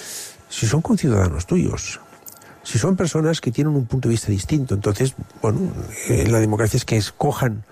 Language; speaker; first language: Spanish; non-native, local second language; Catalan